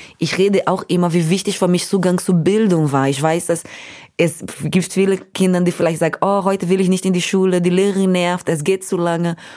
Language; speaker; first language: German; non-native, fluent; Portuguese